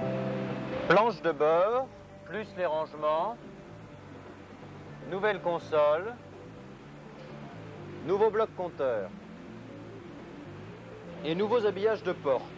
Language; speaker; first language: French; native; French